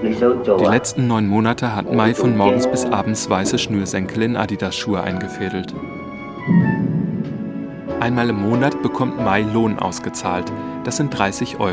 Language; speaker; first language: German; native; German